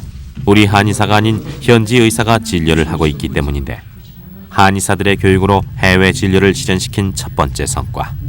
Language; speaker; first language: Korean; native; Korean